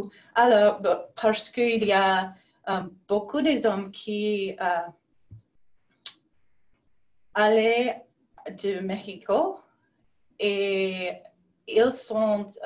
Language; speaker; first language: French; non-native, learner; English